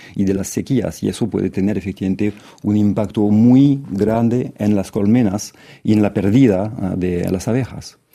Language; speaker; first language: Spanish; non-native, fluent; French